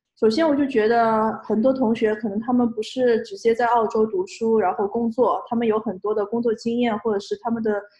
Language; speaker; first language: Chinese; native; Chinese